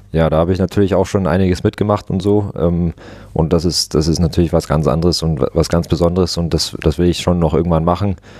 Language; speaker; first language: German; native; German